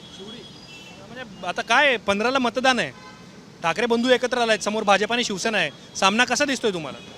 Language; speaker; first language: Marathi; native; Marathi